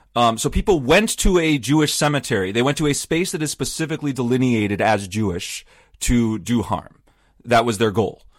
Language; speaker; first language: English; native; English